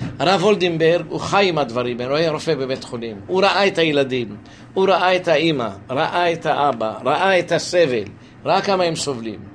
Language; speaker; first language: Hebrew; native; Hebrew